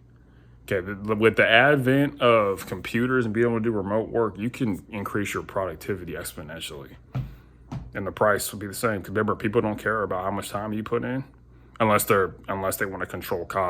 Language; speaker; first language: English; native; English